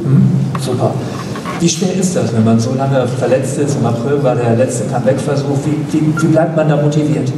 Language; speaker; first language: German; native; German